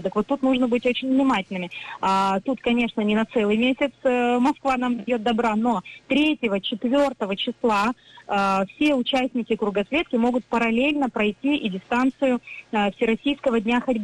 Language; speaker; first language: Russian; native; Russian